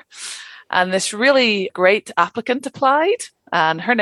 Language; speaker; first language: English; native; English